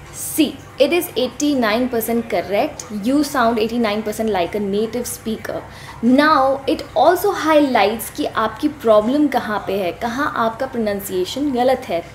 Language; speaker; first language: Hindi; native; Hindi